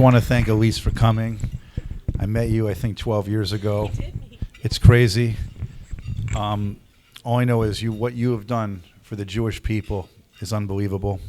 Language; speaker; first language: English; native; English